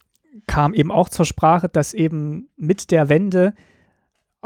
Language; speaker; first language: German; native; German